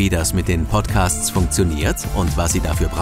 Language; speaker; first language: German; native; German